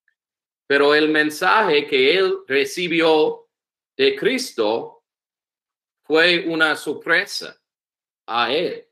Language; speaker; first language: Spanish; non-native, learner; English